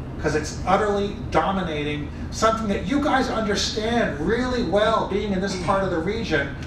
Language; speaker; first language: English; native; English